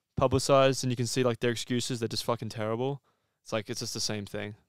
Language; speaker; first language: English; native; English